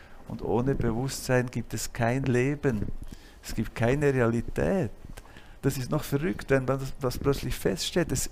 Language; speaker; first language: German; native; German